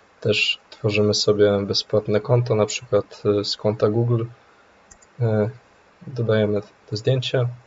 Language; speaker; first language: Polish; native; Polish